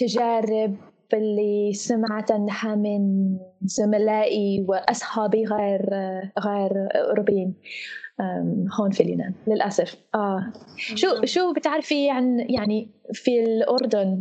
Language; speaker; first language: Arabic; non-native, fluent; English